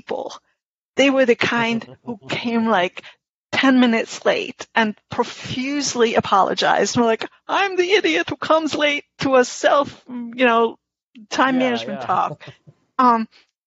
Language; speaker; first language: English; non-native, fluent; German